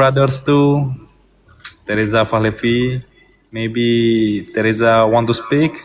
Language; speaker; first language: English; non-native, learner; Indonesian